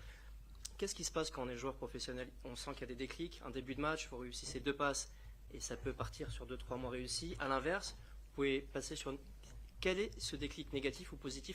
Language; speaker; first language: French; native; French